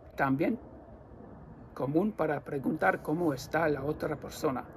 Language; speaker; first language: Spanish; non-native, learner; English